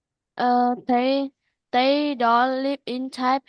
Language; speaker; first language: English; non-native, learner; Vietnamese